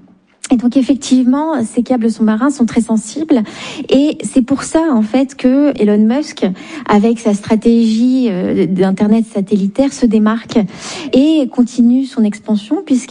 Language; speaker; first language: French; native; French